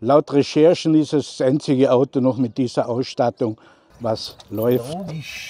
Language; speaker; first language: German; native; German